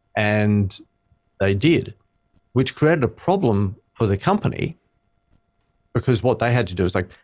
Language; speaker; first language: English; native; English